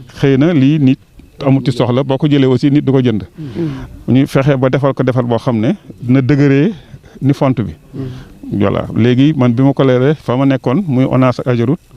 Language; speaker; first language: Wolof; native; Wolof